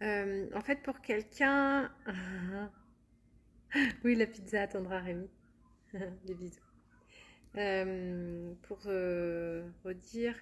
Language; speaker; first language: French; native; French